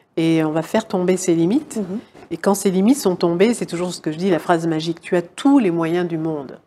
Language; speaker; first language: French; native; French